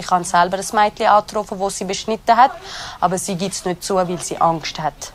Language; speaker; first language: German; non-native, fluent; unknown